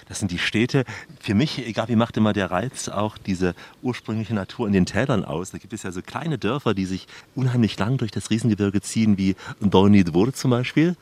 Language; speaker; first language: German; native; German